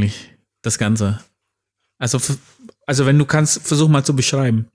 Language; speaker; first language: German; non-native, fluent; Indonesian